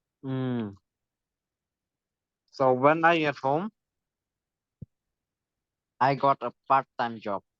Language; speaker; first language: English; non-native, learner; Vietnamese